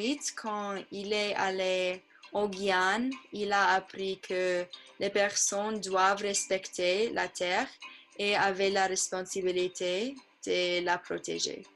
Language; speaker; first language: French; non-native, learner; English